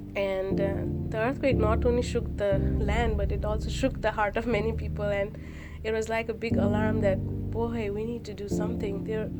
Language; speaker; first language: English; non-native, local second language; Nepali